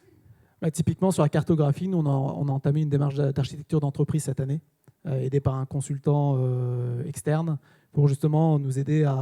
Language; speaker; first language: French; native; French